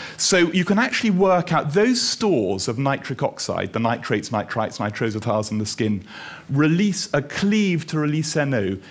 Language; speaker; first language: English; native; English